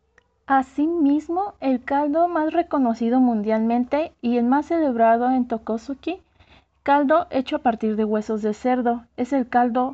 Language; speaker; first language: Spanish; native; Spanish